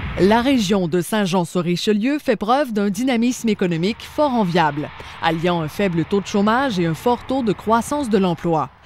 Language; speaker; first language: French; native; French